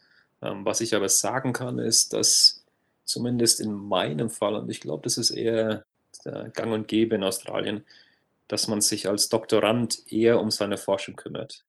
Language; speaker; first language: German; native; German